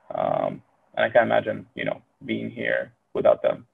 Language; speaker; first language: English; non-native, fluent; Arabic